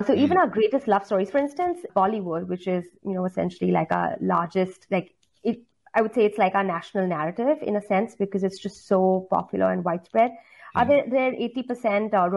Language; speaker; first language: English; non-native, local second language; Hindi